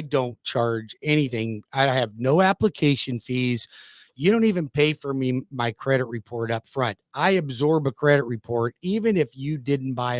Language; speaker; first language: English; native; English